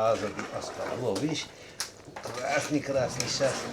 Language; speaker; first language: Russian; non-native, fluent; Uzbek